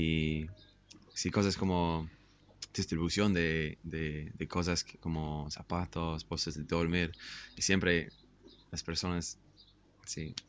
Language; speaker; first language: Spanish; non-native, fluent; English